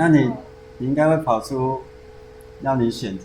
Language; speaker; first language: Chinese; native; Chinese